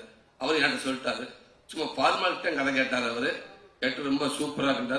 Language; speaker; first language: Tamil; native; Tamil